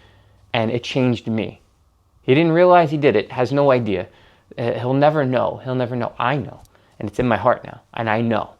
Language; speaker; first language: English; native; English